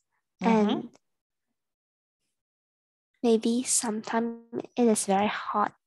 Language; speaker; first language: English; non-native, learner; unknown